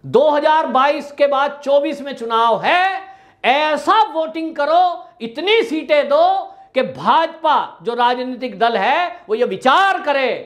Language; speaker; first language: Hindi; native; Hindi